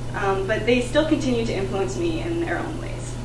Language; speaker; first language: English; native; English